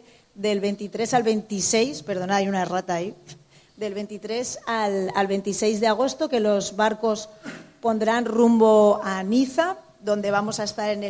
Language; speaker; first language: Spanish; native; Spanish